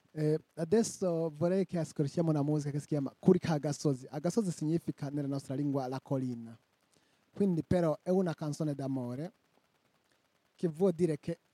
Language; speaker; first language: Italian; non-native, local second language; Rundi